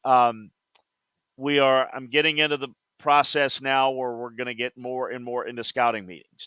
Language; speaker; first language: English; native; English